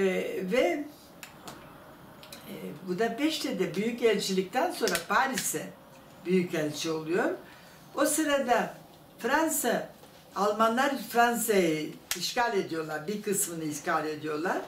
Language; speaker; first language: Turkish; non-native, fluent; German